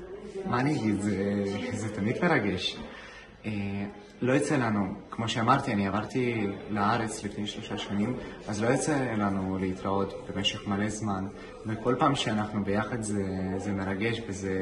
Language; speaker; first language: Hebrew; non-native, fluent; Russian